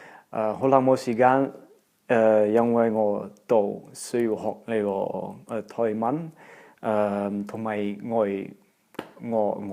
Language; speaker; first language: Chinese; non-native, fluent; Dutch